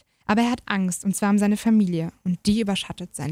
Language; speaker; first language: German; native; German